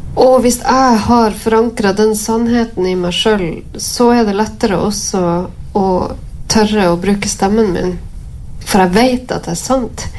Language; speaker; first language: Norwegian; native; Norwegian